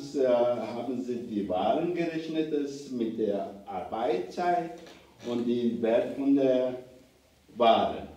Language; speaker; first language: German; non-native, learner; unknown